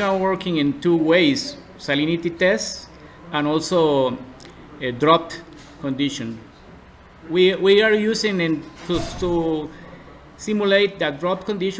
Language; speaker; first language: English; non-native, learner; Spanish